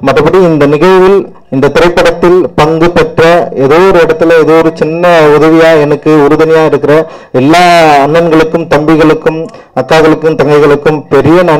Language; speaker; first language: Tamil; native; Tamil